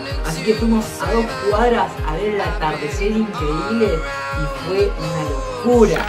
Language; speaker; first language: Spanish; native; Spanish